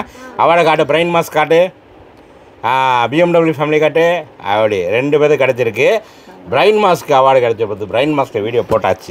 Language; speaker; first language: Tamil; native; Tamil